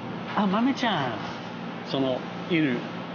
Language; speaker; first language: Japanese; non-native, learner; English